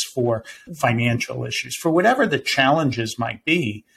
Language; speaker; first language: English; native; English